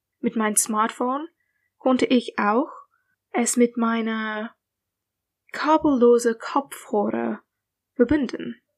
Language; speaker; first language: German; non-native, learner; English